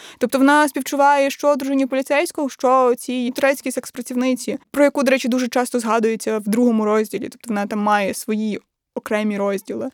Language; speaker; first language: Ukrainian; native; Ukrainian